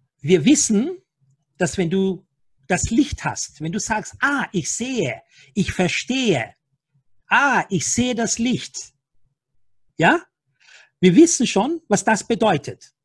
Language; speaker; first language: German; non-native, fluent; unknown